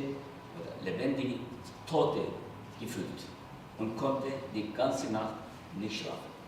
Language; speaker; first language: German; non-native, fluent; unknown